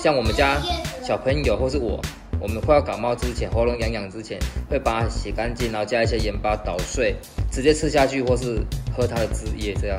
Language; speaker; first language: Chinese; native; Chinese